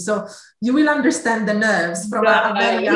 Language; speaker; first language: English; non-native, fluent; Italian